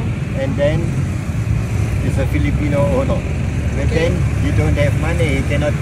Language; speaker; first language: English; non-native, learner; German